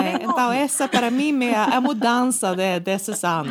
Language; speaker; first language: Portuguese; non-native, learner; Swedish